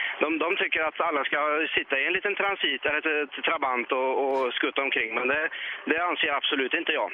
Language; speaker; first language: Swedish; native; Swedish